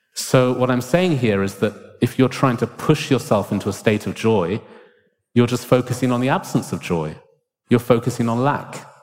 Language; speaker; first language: English; native; English